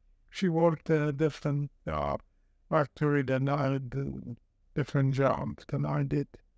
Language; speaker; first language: English; non-native, fluent; Polish